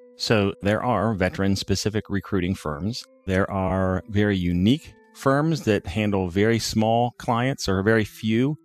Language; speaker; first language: English; native; English